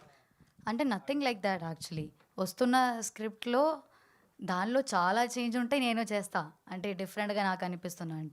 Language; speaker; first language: Telugu; non-native, fluent; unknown